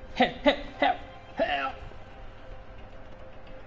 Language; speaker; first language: English; non-native, local second language; Malay